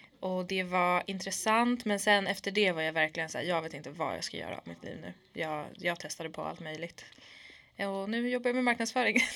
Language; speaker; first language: Swedish; early bilingual, other home language; Kurdish